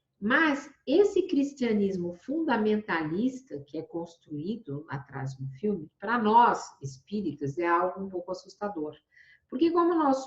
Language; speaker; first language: Portuguese; native; Portuguese